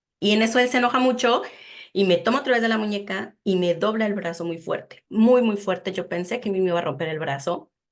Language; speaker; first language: Spanish; native; Spanish